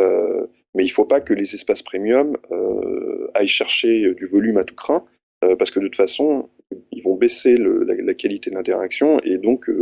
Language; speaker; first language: French; native; French